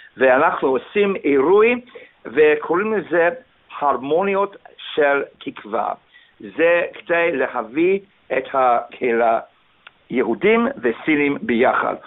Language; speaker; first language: Hebrew; non-native, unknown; English